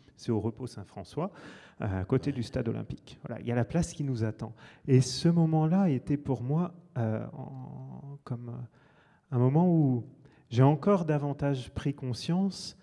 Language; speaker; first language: French; native; French